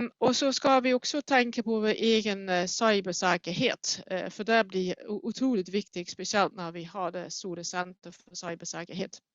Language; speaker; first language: Swedish; non-native, fluent; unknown